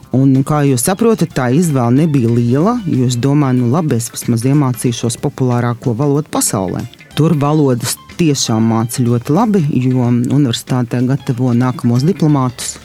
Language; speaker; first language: Latvian; non-native, local second language; Russian